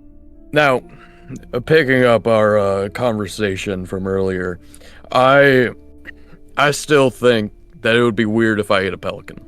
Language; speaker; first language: English; native; English